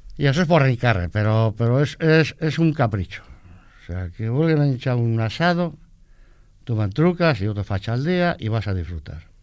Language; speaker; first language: Catalan; non-native, local second language; Spanish